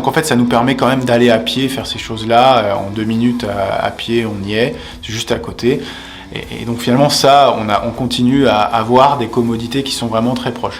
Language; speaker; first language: French; native; French